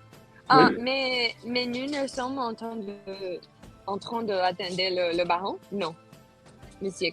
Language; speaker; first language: French; non-native, learner; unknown